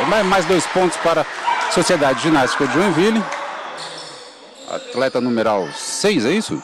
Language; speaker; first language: Portuguese; native; Portuguese